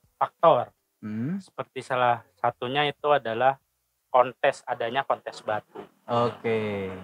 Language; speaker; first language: Indonesian; non-native, local second language; Madurese